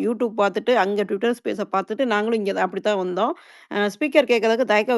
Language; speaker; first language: Tamil; native; Tamil